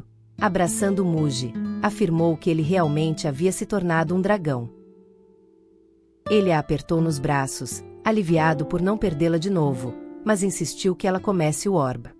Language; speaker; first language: Portuguese; native; Portuguese